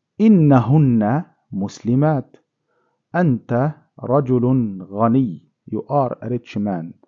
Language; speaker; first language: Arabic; non-native, fluent; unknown